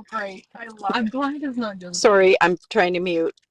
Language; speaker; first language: English; native; English